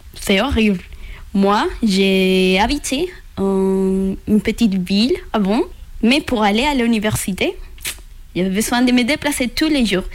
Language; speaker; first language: French; non-native, learner; Spanish